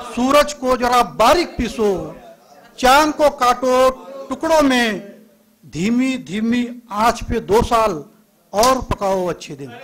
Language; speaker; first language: Hindi; non-native, local second language; Marathi